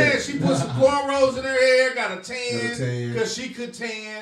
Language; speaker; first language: English; native; English